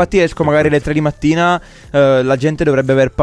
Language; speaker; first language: Italian; native; Italian